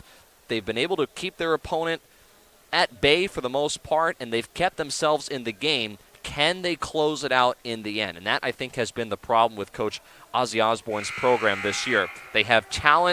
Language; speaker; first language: English; native; English